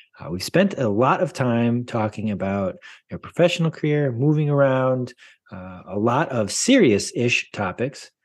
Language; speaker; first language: English; native; English